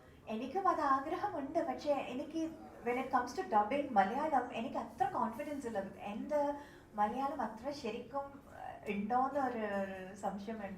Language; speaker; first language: Malayalam; non-native, local second language; Tamil